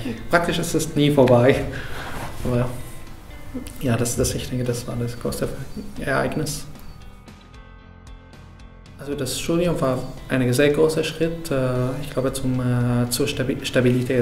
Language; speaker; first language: German; non-native, fluent; Arabic